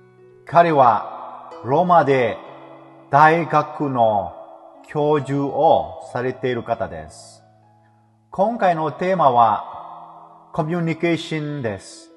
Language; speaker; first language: Japanese; non-native, fluent; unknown